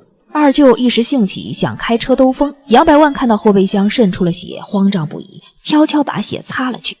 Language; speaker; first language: Chinese; native; Chinese